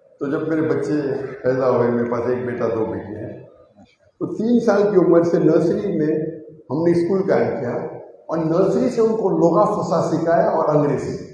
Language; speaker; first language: Urdu; non-native, local second language; Konkani